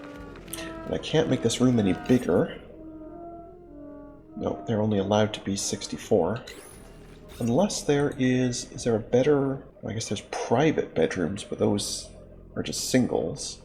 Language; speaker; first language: English; native; English